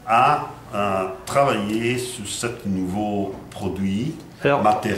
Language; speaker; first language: French; non-native, fluent; Italian